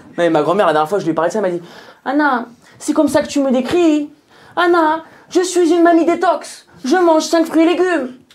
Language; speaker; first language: French; native; French